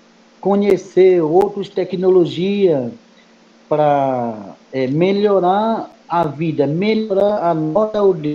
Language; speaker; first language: Portuguese; non-native, local second language; Kayapó